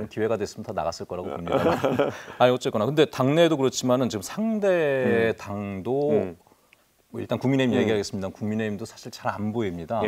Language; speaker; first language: Korean; native; Korean